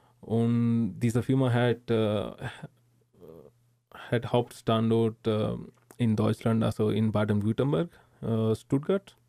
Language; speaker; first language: German; non-native, learner; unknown